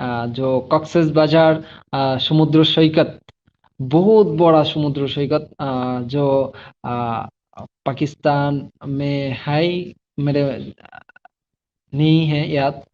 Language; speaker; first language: Hindi; non-native, learner; Bangla